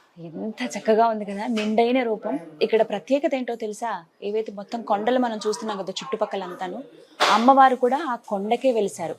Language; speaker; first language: Telugu; native; Telugu